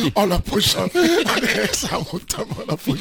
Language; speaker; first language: Hungarian; non-native, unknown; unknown